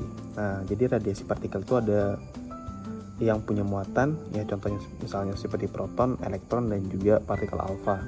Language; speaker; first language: Indonesian; native; Indonesian